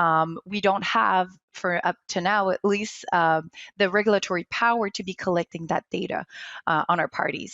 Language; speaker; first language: English; non-native, local second language; French